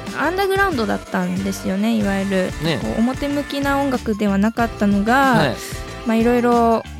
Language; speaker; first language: Japanese; native; Japanese